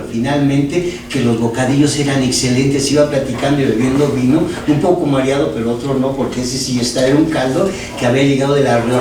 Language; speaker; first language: Spanish; native; Spanish